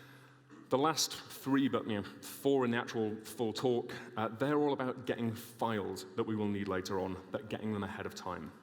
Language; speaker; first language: English; native; English